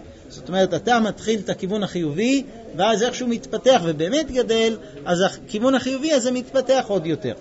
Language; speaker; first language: Hebrew; native; Hebrew